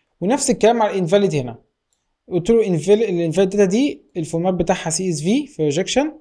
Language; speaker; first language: Arabic; native; Arabic